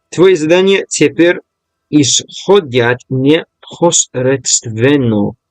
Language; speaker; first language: Russian; non-native, learner; English